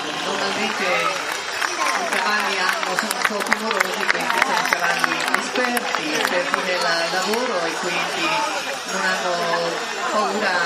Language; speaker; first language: Italian; native; Italian